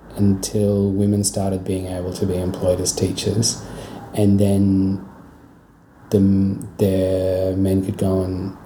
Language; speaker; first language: English; native; English